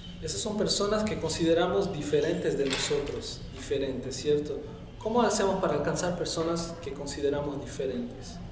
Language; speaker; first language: Spanish; non-native, fluent; Portuguese